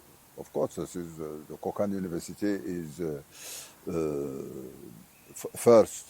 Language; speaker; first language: English; non-native, fluent; Arabic